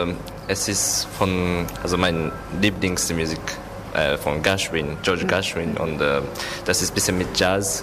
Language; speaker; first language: German; non-native, fluent; Japanese